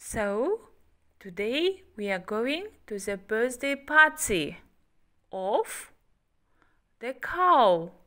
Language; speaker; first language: English; non-native, fluent; Kazakh